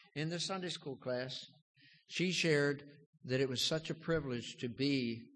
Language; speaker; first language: English; native; English